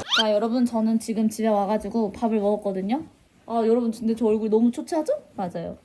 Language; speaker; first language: Korean; native; Korean